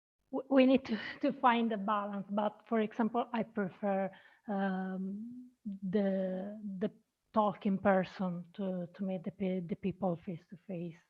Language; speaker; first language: English; non-native, learner; Italian